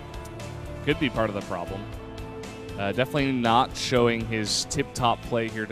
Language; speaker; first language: English; native; English